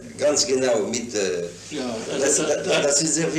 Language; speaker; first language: German; non-native, fluent; French